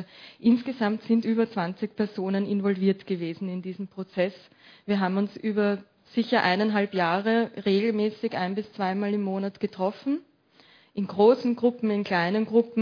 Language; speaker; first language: German; native; German